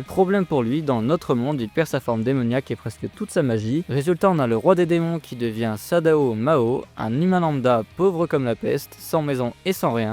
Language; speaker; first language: French; native; French